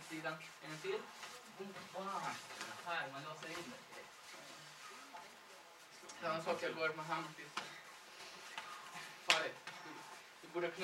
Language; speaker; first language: Swedish; non-native, fluent; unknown